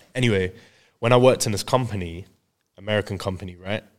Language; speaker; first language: English; native; English